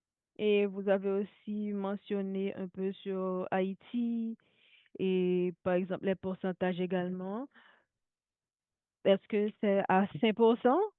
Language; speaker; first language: French; non-native, local second language; Haitian Creole